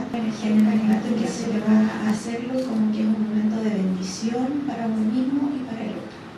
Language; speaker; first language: Spanish; native; Spanish